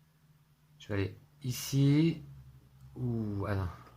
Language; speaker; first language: French; native; French